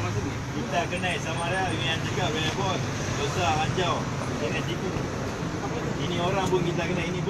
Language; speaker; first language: Malay; native; Malay